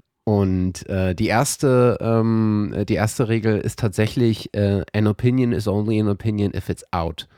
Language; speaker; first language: German; native; German